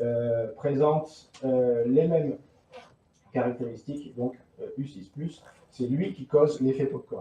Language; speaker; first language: French; native; French